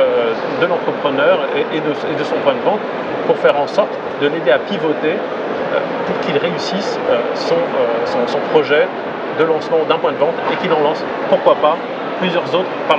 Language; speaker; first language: French; native; French